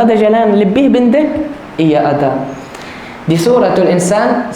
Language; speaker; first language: Indonesian; non-native, learner; Arabic